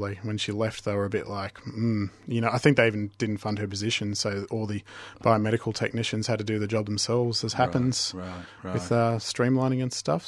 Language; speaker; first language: English; native; English